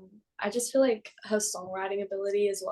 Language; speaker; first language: English; native; English